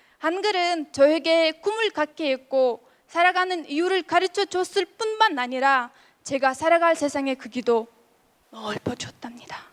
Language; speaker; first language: Korean; non-native, fluent; Kyrgyz